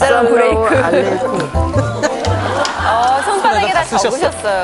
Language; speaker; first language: Korean; native; Korean